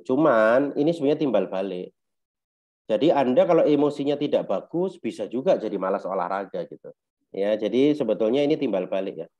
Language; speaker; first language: Indonesian; native; Indonesian